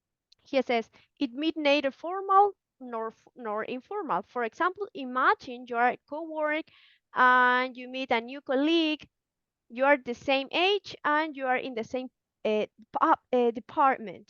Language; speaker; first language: English; non-native, fluent; Spanish